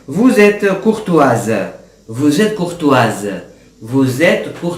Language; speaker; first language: French; non-native, fluent; Arabic